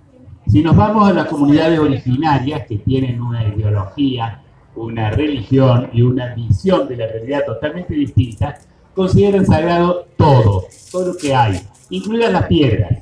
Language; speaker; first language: Spanish; native; Spanish